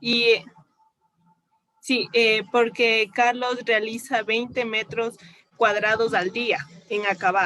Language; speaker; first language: Spanish; native; Spanish